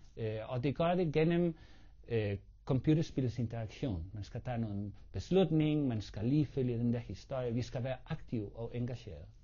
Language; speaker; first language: Danish; non-native, fluent; Spanish